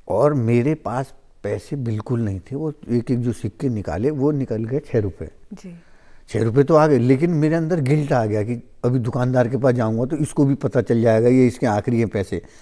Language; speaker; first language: Hindi; native; Hindi